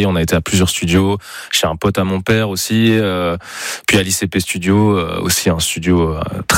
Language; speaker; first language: French; native; French